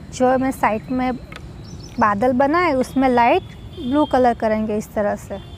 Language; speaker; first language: Hindi; non-native, local second language; Gujarati